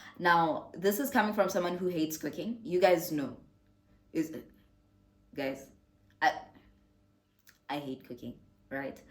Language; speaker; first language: English; non-native, local second language; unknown